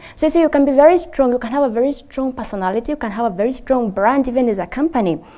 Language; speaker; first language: English; non-native, local second language; Kikuyu